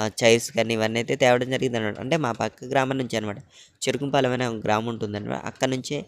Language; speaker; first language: Telugu; native; Telugu